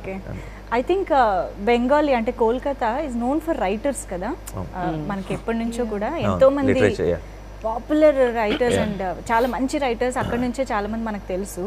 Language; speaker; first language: Telugu; native; Telugu